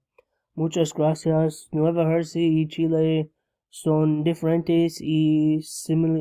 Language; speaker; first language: Spanish; non-native, learner; English